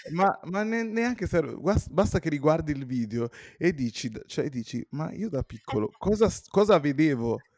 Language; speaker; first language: Italian; native; Italian